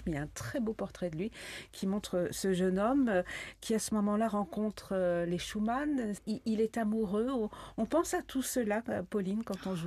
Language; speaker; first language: French; native; French